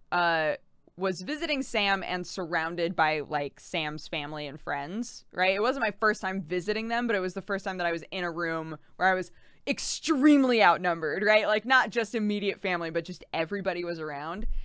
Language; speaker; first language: English; native; English